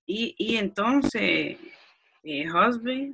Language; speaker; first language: Spanish; early bilingual, heritage; Spanish